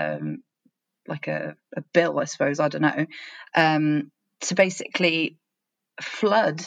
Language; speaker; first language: English; native; English